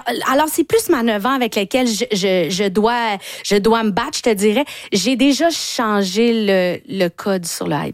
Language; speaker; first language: French; native; French